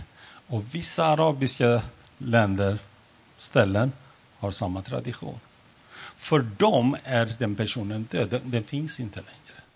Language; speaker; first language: Swedish; non-native, fluent; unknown